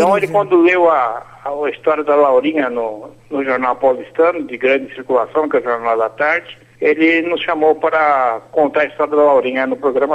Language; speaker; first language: Portuguese; native; Portuguese